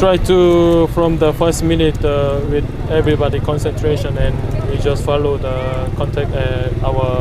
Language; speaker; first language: English; non-native, learner; Korean